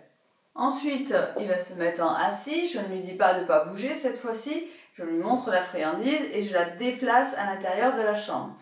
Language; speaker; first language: French; native; French